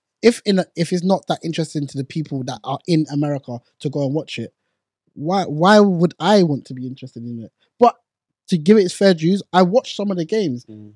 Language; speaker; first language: English; non-native, local second language; Akan